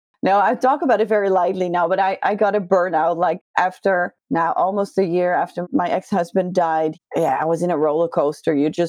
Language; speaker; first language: English; non-native, fluent; Dutch